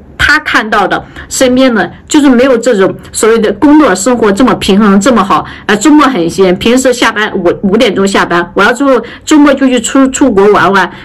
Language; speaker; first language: Chinese; native; Chinese